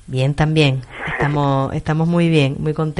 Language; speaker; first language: Spanish; native; Spanish